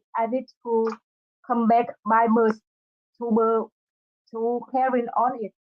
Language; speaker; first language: English; non-native, learner; Vietnamese